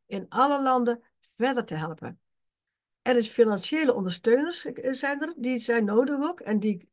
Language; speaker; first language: Dutch; native; Dutch